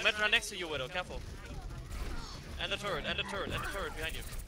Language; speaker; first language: English; non-native, fluent; German